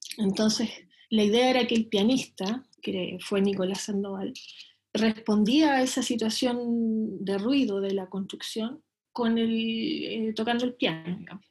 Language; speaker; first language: Spanish; native; Spanish